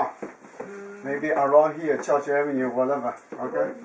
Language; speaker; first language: English; non-native, learner; Chinese